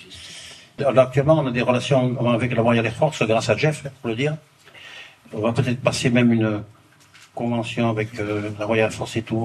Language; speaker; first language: French; native; French